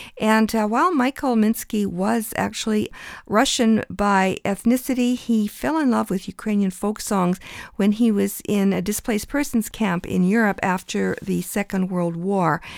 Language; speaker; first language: English; early bilingual, other home language; Ukrainian